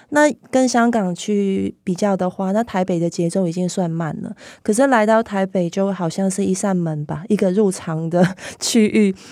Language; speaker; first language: Chinese; non-native, local second language; Cantonese